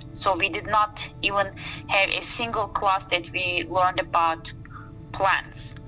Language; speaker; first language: English; non-native, fluent; Turkish